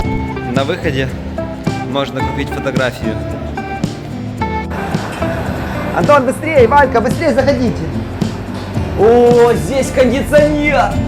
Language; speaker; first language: Russian; native; Russian